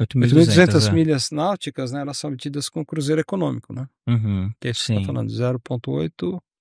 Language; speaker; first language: Portuguese; native; Portuguese